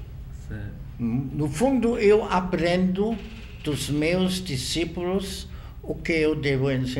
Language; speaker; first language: Portuguese; non-native, fluent; German